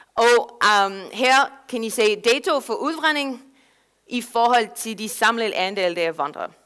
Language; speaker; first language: Danish; non-native, fluent; English